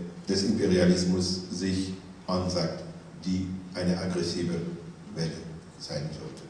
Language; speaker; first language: German; non-native, fluent; French